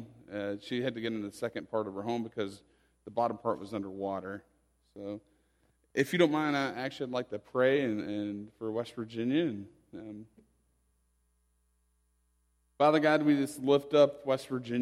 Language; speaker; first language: English; native; English